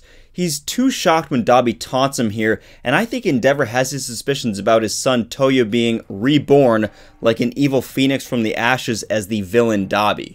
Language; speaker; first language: English; native; English